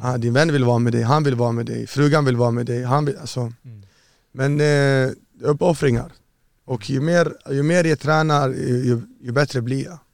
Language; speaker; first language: Swedish; early bilingual, other home language; Arabic